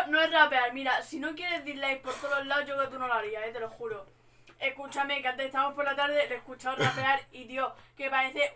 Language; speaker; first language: Spanish; native; Spanish